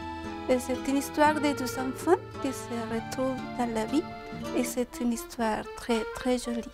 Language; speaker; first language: French; non-native, learner; Spanish